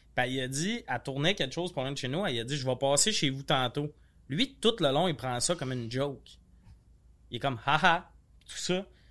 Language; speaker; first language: French; native; French